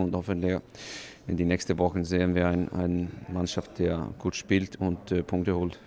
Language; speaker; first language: German; non-native, fluent; Icelandic